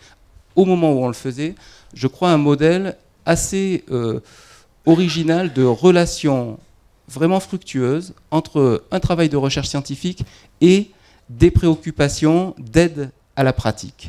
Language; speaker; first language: French; native; French